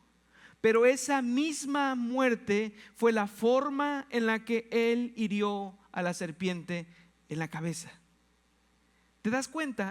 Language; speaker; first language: Spanish; native; Spanish